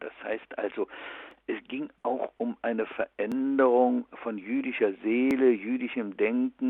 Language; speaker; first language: German; native; German